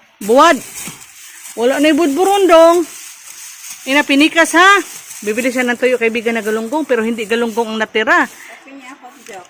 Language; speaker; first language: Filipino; non-native, local second language; Cebuano